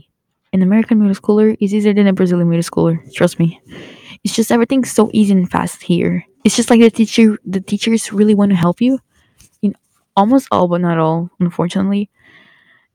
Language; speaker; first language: English; early bilingual, other home language; Portuguese